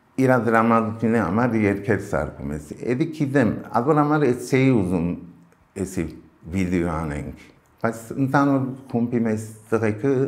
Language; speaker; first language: Armenian; early bilingual, heritage; Armenian